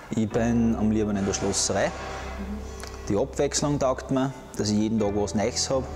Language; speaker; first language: German; native; German